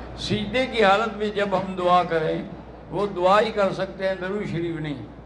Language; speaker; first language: Urdu; native; Urdu